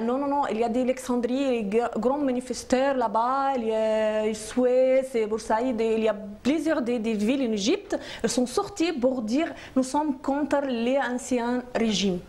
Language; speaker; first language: French; non-native, learner; Arabic